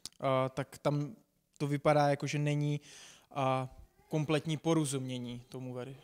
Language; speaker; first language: Czech; non-native, fluent; English